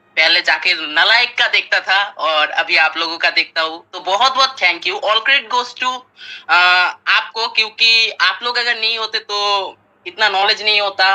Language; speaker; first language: Hindi; non-native, fluent; Bangla